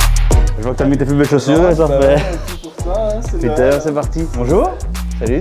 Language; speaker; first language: French; native; French